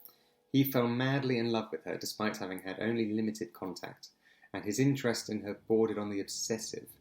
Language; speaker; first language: English; native; English